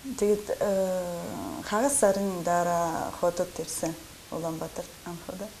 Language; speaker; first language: Mongolian; non-native, learner; Russian